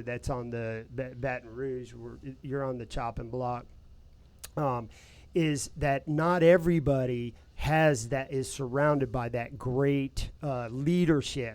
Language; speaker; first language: English; native; English